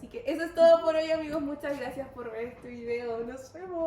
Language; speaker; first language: Spanish; native; Spanish